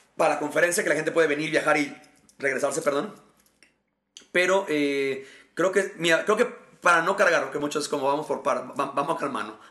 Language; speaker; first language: Spanish; native; Spanish